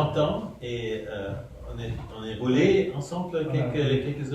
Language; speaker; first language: French; non-native, fluent; German